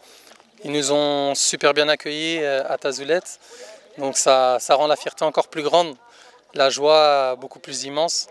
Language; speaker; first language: French; native; French